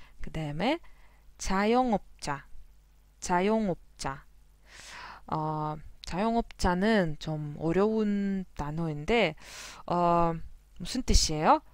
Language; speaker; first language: Korean; non-native, fluent; Russian